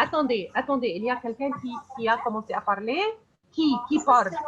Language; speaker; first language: French; non-native, fluent; Arabic